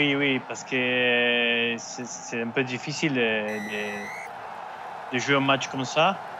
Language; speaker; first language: French; non-native, learner; Spanish